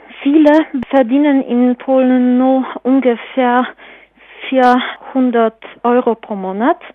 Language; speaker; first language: German; non-native, fluent; Polish